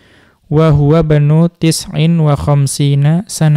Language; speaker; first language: Arabic; non-native, fluent; Indonesian